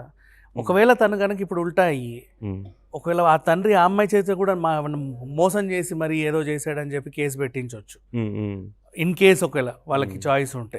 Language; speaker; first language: Telugu; native; Telugu